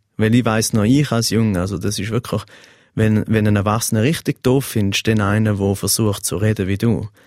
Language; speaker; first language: German; native; German